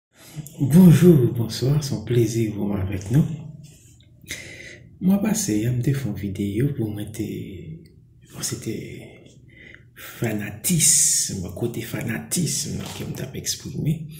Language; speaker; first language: French; non-native, local second language; Haitian Creole